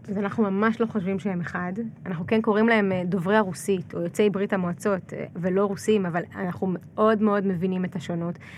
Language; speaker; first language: Hebrew; early bilingual, other home language; Russian